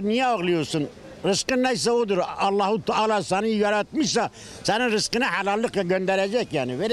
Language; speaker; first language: Turkish; native; Turkish